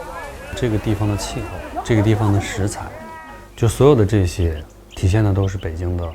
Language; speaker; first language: Chinese; native; Chinese